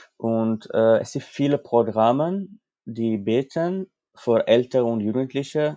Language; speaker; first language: German; non-native, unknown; Armenian